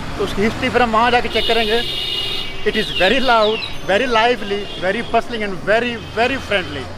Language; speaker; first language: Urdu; non-native, local second language; Punjabi